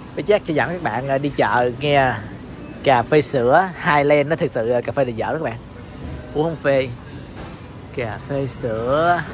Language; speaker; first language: Vietnamese; native; Vietnamese